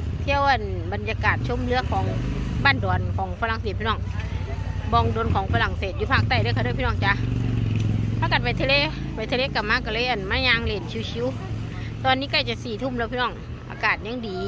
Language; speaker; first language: Thai; non-native, local second language; Lao